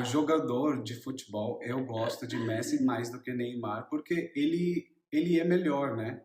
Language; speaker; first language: Portuguese; non-native, learner; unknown